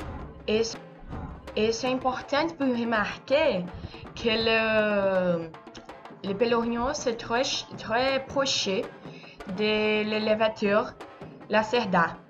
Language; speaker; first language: French; non-native, learner; Portuguese